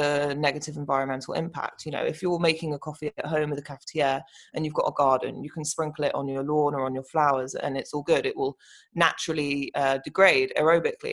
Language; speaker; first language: English; native; English